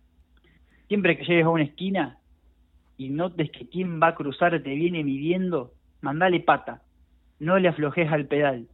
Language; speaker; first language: Spanish; native; Spanish